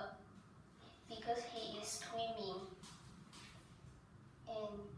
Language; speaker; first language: English; non-native, learner; Vietnamese